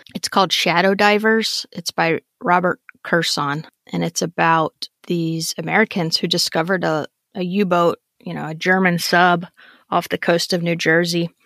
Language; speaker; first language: English; native; English